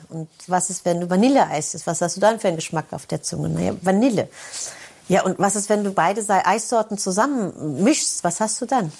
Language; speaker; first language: German; native; German